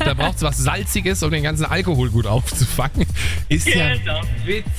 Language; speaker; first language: German; native; German